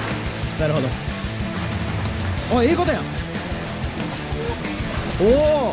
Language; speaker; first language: Japanese; native; Japanese